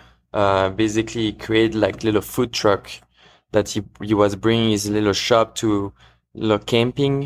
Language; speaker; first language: English; non-native, fluent; French